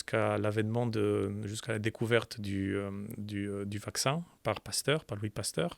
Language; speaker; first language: French; native; French